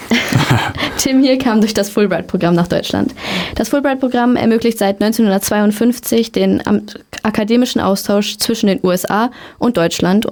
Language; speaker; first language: German; native; German